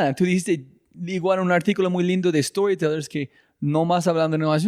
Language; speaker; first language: Spanish; non-native, fluent; English